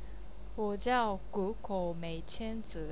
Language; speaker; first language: Chinese; non-native, learner; Japanese